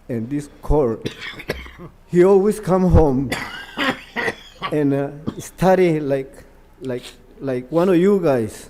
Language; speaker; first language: English; non-native, learner; Spanish